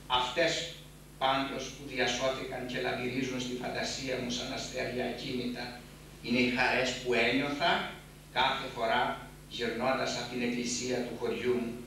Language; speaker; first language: Greek; native; Greek